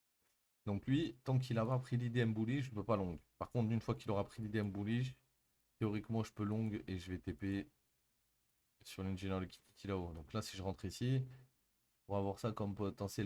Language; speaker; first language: French; native; French